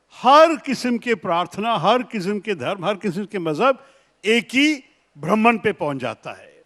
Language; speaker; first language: Hindi; non-native, local second language; Malayalam